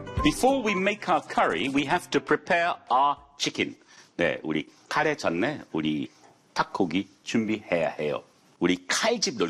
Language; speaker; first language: Korean; non-native, learner; English